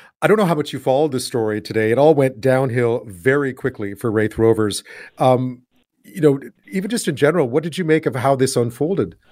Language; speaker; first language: English; native; English